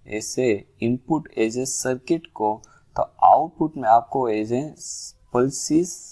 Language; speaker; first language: Hindi; non-native, local second language; Gujarati